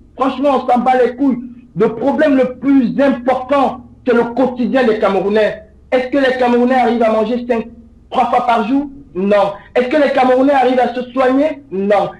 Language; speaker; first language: French; native; French